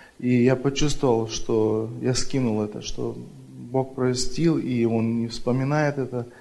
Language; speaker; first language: Russian; native; Russian